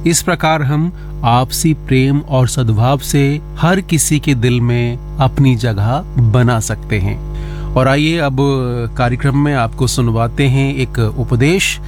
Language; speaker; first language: Hindi; native; Hindi